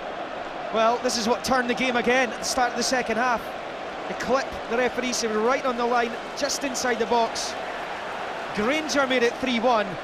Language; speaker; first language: English; native; English